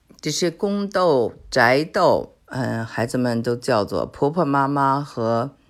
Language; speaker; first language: Chinese; native; Chinese